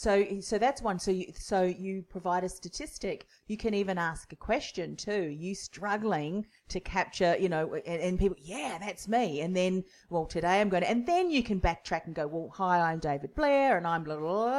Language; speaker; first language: English; native; English